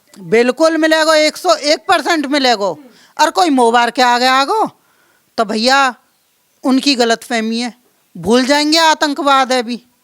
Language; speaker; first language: Hindi; native; Hindi